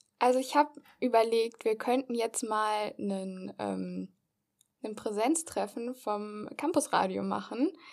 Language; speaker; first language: German; native; German